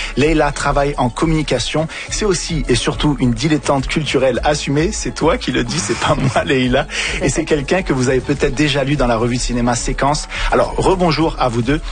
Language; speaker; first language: French; early bilingual, other home language; Arabic